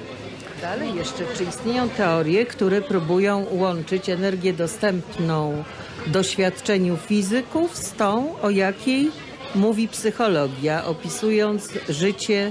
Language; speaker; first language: Polish; native; Polish